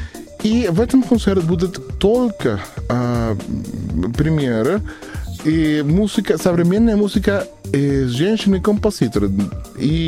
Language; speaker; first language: Russian; non-native, learner; Spanish